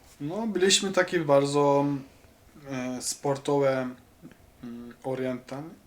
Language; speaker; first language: Polish; non-native, learner; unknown